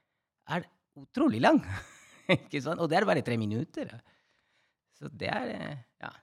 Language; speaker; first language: Norwegian; non-native, fluent; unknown